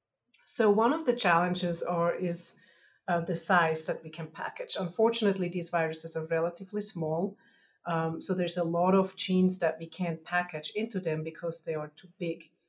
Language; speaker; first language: English; non-native, fluent; German